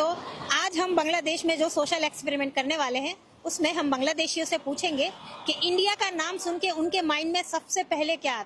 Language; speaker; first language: Hindi; non-native, fluent; Bangla